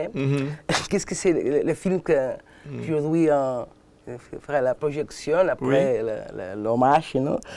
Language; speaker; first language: French; non-native, learner; Catalan